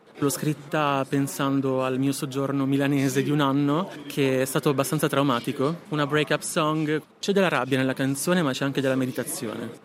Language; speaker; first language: Italian; native; Italian